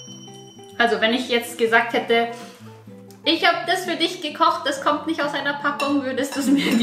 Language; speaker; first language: German; native; German